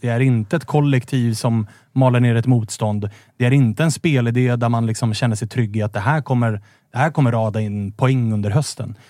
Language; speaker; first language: Swedish; native; Swedish